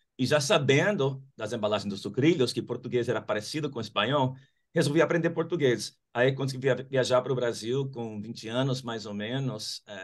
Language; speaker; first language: Portuguese; non-native, fluent; English